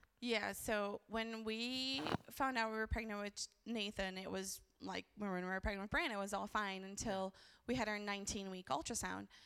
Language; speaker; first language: English; early bilingual, other home language; Portuguese